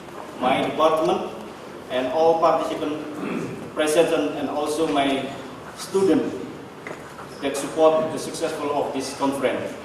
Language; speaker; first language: English; non-native, learner; Indonesian